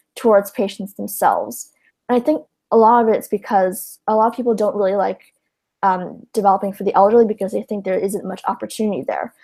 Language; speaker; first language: English; early bilingual, other home language; Cantonese